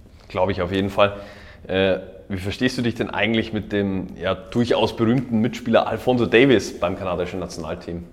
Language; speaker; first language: German; native; German